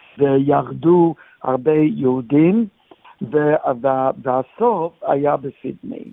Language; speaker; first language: Hebrew; non-native, fluent; English